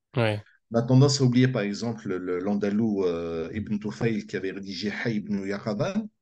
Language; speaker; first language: French; native; French